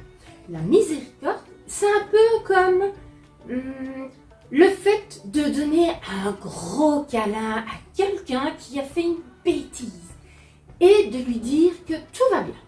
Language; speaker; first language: French; native; French